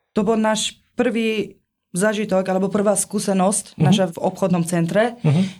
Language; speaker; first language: Slovak; non-native, fluent; Persian